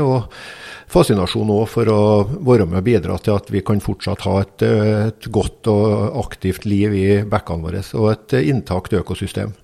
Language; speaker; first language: Norwegian; native; Norwegian